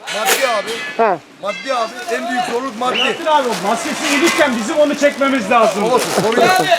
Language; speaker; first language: Turkish; native; Turkish